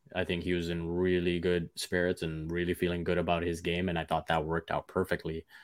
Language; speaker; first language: English; early bilingual, other home language; Hindi